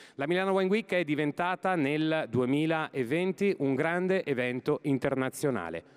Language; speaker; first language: Italian; native; Italian